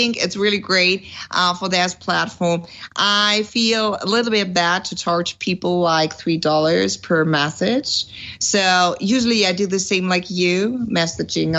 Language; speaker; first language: English; non-native, fluent; German